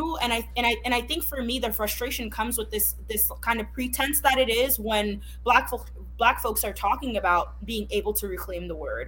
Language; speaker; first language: English; non-native, fluent; Haitian Creole